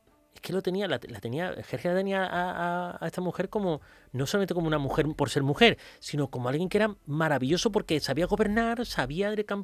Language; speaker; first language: Spanish; native; Spanish